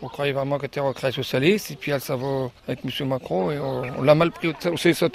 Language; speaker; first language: French; native; French